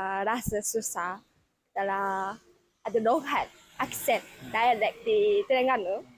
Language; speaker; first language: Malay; non-native, fluent; Japanese